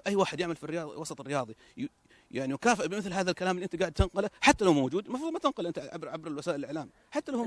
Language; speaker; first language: Arabic; native; Arabic